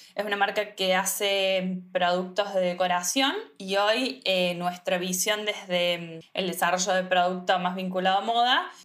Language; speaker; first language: Spanish; native; Spanish